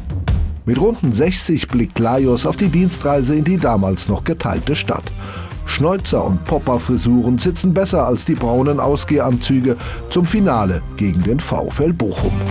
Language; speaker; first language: German; native; German